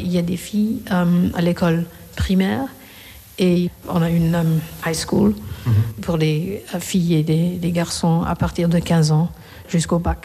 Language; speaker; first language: French; non-native, fluent; Korean